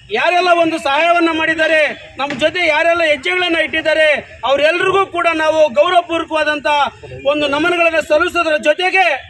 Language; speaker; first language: Kannada; native; Kannada